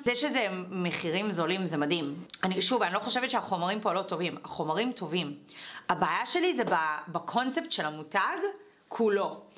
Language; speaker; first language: Hebrew; native; Hebrew